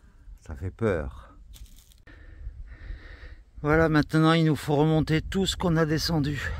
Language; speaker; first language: French; native; French